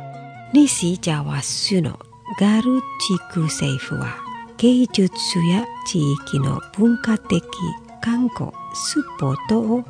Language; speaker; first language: Japanese; non-native, fluent; Indonesian